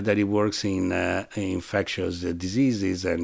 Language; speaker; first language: English; non-native, fluent; Italian